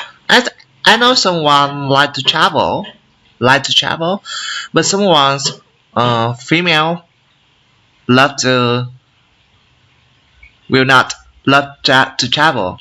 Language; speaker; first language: English; non-native, learner; Vietnamese